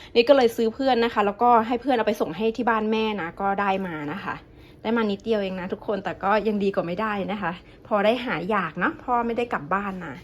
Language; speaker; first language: Thai; native; Thai